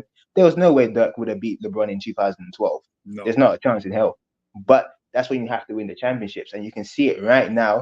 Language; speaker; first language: English; native; English